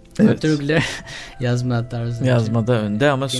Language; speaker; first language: Turkish; non-native, learner; Albanian